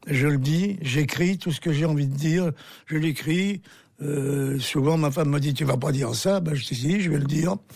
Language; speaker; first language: French; early bilingual, other home language; Armenian